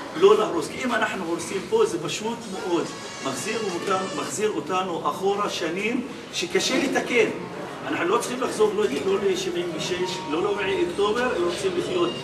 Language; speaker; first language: Hebrew; non-native, local second language; Arabic